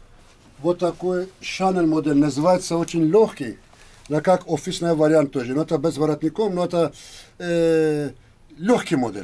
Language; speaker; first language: Russian; non-native, learner; Turkish